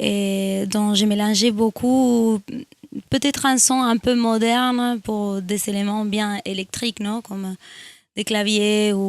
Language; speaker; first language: French; non-native, fluent; Spanish